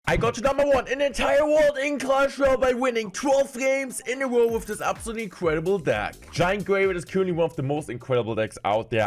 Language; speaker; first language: English; non-native, fluent; German